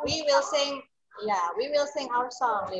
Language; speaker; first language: English; non-native, fluent; Indonesian